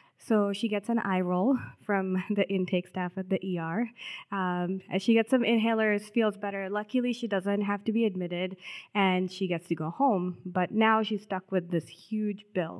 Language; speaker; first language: English; non-native, local second language; Telugu